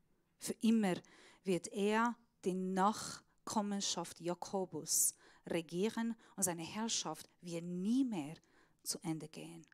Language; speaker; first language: German; non-native, fluent; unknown